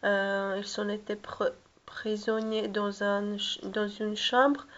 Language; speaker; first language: French; non-native, learner; Russian